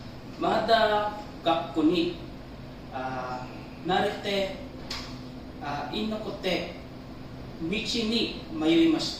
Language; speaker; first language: Japanese; non-native, learner; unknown